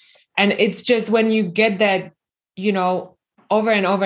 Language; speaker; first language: English; non-native, fluent; Slovak